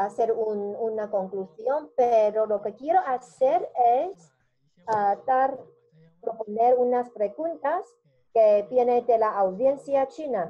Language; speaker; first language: Spanish; non-native, learner; Chinese